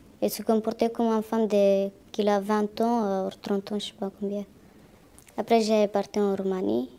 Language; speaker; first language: French; non-native, learner; Romanian